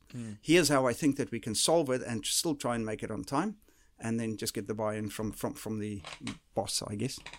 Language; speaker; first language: English; early bilingual, other home language; Dutch